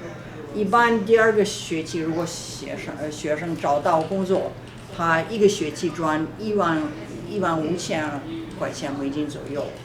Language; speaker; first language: Chinese; non-native, fluent; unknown